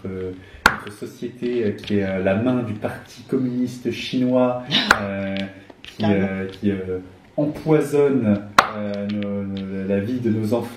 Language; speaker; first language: French; native; French